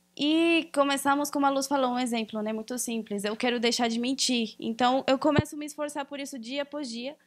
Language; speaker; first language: Portuguese; early bilingual, other home language; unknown